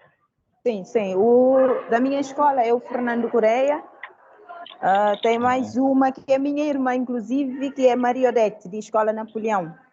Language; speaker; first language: Portuguese; non-native, local second language; Kabuverdianu